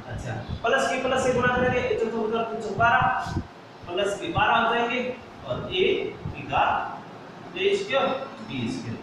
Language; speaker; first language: Hindi; native; Hindi